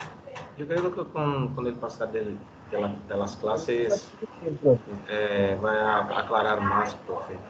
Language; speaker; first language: Spanish; non-native, learner; Portuguese